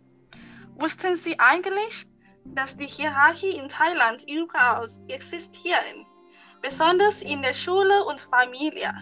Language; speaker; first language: German; non-native, learner; Thai